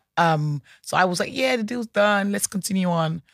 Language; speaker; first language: English; non-native, local second language; Yoruba